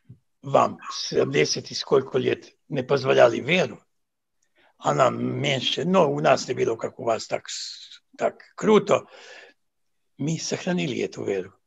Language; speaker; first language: Russian; non-native, fluent; Serbian